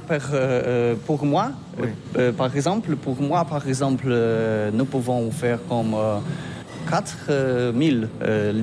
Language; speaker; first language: French; non-native, learner; Polish